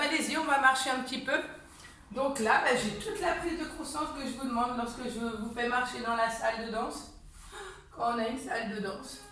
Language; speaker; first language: French; native; French